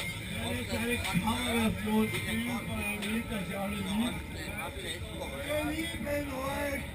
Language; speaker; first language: German; native; German